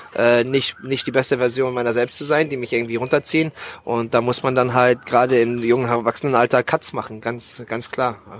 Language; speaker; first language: German; native; German